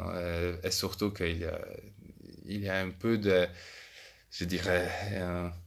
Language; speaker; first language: French; non-native, fluent; Polish